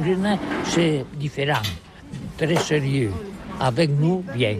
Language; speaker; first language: French; non-native, learner; Catalan